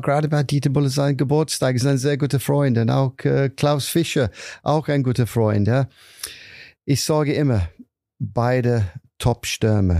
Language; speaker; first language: German; non-native, fluent; English